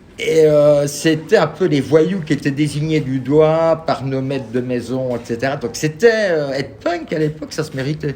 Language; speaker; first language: French; native; French